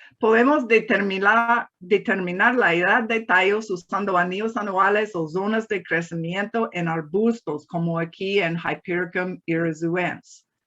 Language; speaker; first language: Spanish; non-native, fluent; English